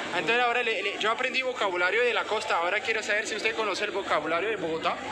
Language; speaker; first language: Spanish; non-native, fluent; French